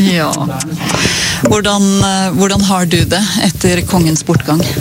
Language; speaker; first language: Norwegian; native; Norwegian